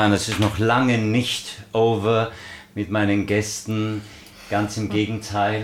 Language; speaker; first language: German; native; German